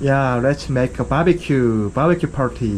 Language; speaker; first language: English; non-native, fluent; Korean